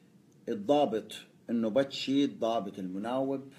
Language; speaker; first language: Arabic; native; Arabic